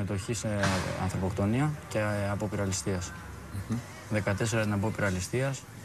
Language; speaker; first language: Greek; early bilingual, other home language; Albanian